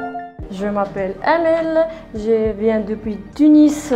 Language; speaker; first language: French; non-native, learner; Arabic